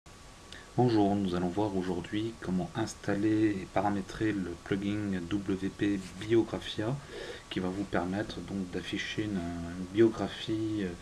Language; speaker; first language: French; native; French